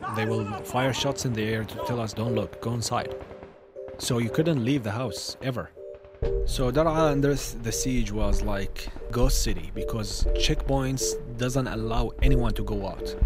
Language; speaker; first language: English; non-native, fluent; Arabic